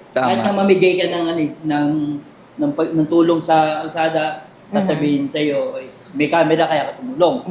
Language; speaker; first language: Filipino; native; Filipino